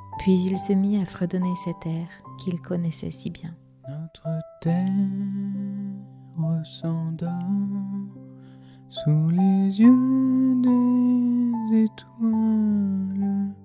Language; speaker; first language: French; native; French